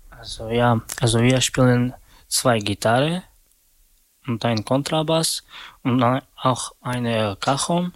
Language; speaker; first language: German; non-native, learner; Romany